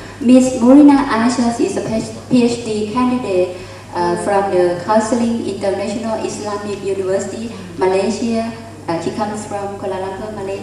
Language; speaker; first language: English; non-native, fluent; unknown